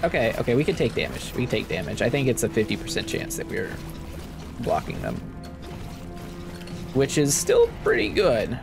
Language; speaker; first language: English; native; English